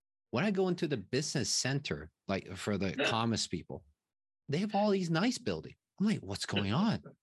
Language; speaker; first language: English; non-native, fluent; Chinese